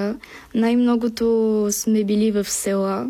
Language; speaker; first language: Bulgarian; early bilingual, heritage; Bulgarian